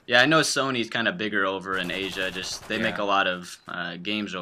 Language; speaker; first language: English; native; English